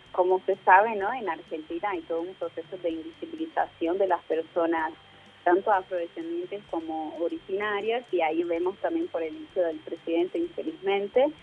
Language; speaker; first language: Spanish; non-native, fluent; Portuguese